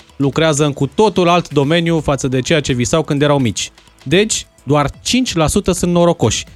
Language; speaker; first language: Romanian; native; Romanian